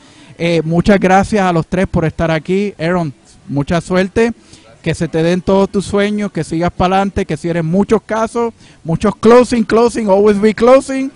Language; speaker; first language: Spanish; native; Spanish